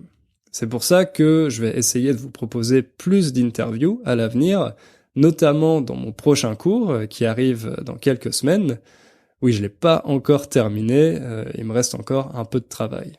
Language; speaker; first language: French; native; French